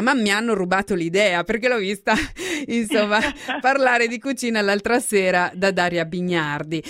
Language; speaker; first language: Italian; native; Italian